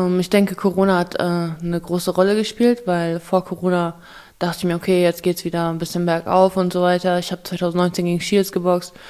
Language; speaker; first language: German; early bilingual, other home language; Russian